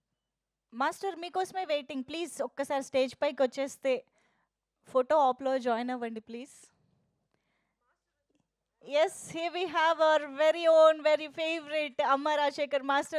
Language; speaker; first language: Telugu; native; Telugu